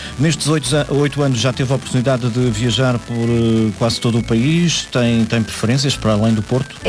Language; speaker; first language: Portuguese; native; Portuguese